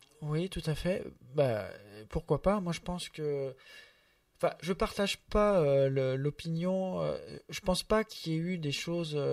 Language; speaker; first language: French; native; French